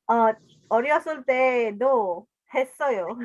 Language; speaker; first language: Korean; non-native, learner; English